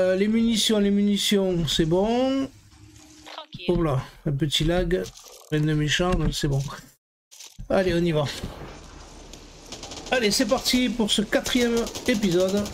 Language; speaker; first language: French; native; French